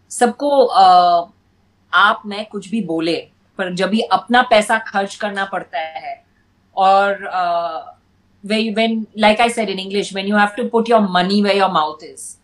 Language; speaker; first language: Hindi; non-native, local second language; English